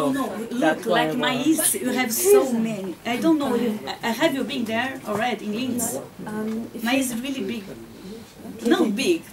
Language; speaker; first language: English; non-native, learner; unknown